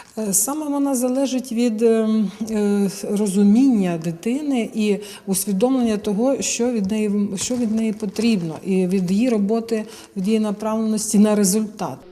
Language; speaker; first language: Ukrainian; native; Ukrainian